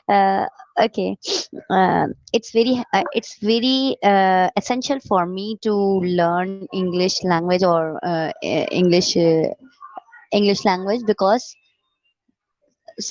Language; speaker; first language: English; non-native, learner; Urdu